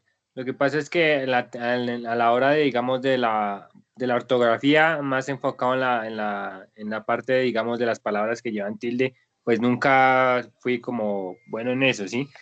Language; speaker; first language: Spanish; native; Spanish